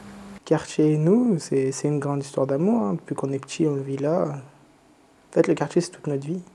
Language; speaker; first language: French; native; French